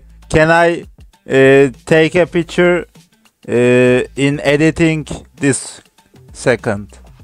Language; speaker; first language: English; non-native, learner; Turkish